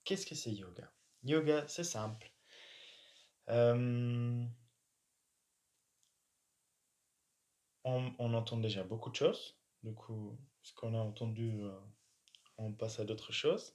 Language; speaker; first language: French; non-native, fluent; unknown